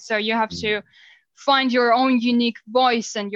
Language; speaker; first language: English; non-native, fluent; Finnish